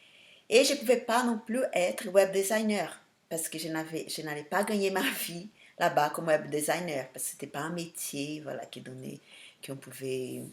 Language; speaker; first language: French; non-native, fluent; Portuguese